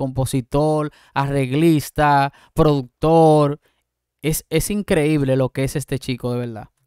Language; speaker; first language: Spanish; native; Spanish